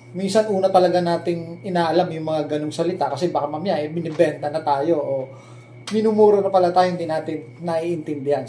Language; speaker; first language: Filipino; native; Filipino